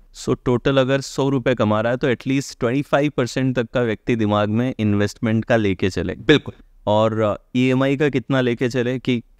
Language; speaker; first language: Hindi; native; Hindi